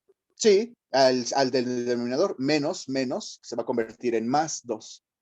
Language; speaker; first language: Spanish; native; Spanish